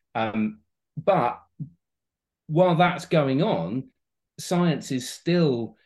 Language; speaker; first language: English; native; English